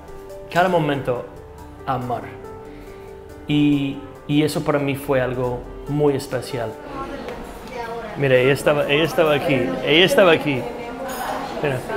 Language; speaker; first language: Spanish; non-native, fluent; English